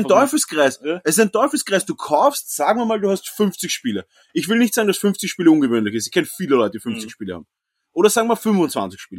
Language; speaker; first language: German; native; German